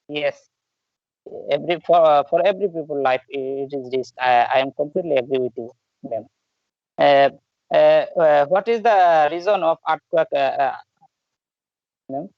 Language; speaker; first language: English; non-native, learner; Bangla